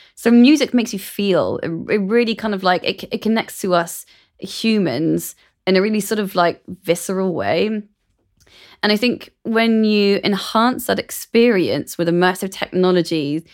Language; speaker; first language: English; native; English